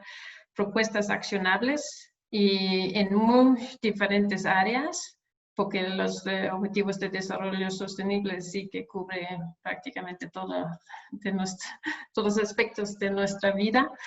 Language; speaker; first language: Spanish; non-native, fluent; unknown